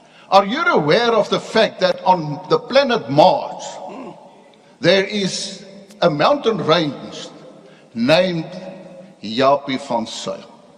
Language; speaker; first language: English; non-native, local second language; Afrikaans